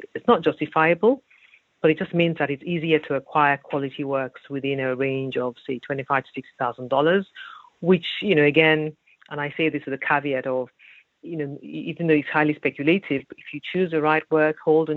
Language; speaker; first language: English; non-native, local second language; Yoruba